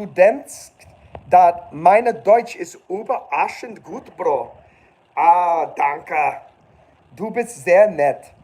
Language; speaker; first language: German; non-native, learner; English